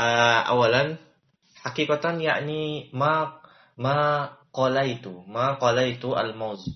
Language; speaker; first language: Arabic; non-native, learner; Indonesian